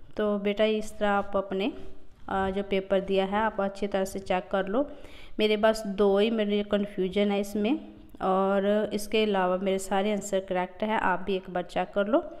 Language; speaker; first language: Hindi; non-native, local second language; Punjabi